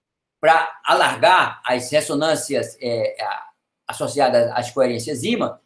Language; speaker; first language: Portuguese; native; Portuguese